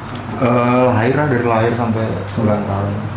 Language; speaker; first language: Indonesian; native; Indonesian